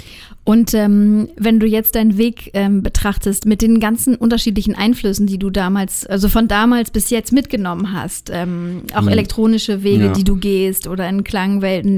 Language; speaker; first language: German; native; German